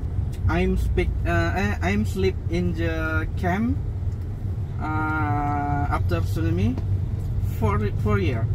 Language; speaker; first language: English; non-native, learner; Indonesian